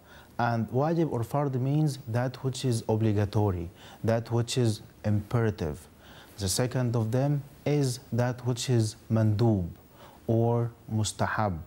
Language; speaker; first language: English; non-native, fluent; Arabic